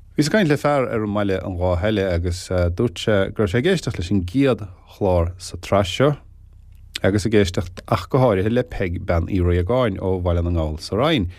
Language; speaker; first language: Irish; native; Irish